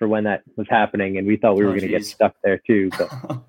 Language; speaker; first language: English; native; English